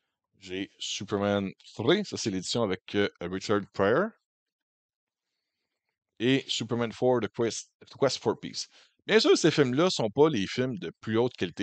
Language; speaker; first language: French; native; French